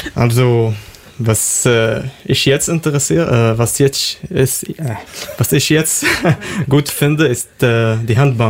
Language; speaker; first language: German; non-native, learner; Arabic